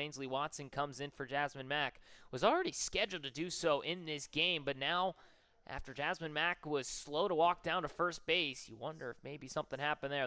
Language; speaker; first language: English; native; English